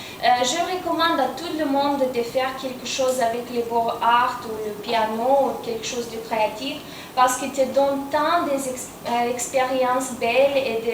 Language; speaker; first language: French; non-native, fluent; Romanian